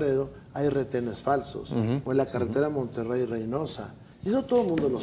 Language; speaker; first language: Spanish; native; Spanish